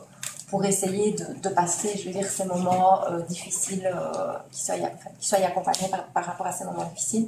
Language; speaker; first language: French; native; French